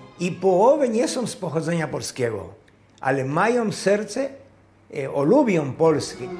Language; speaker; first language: Polish; early bilingual, heritage; Polish